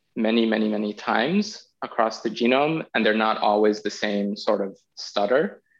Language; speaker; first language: English; non-native, fluent; Arabic